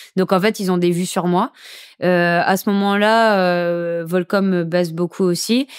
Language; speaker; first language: French; native; French